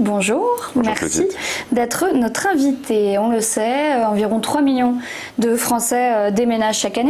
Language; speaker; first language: French; native; French